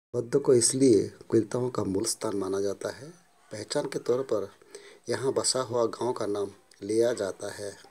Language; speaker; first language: Hindi; non-native, local second language; Odia